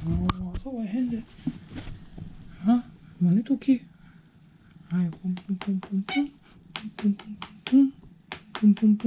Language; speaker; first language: Japanese; native; Japanese